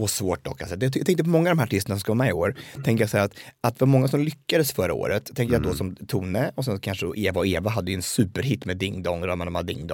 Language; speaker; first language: Swedish; native; Swedish